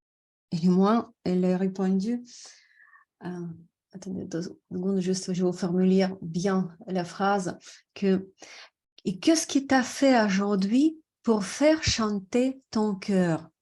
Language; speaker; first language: French; non-native, fluent; Russian